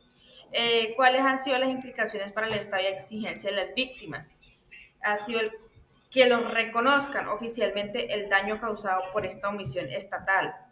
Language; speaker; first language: Spanish; native; Spanish